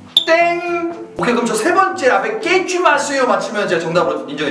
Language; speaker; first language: Korean; native; Korean